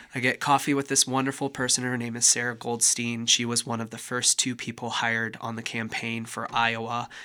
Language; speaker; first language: English; native; English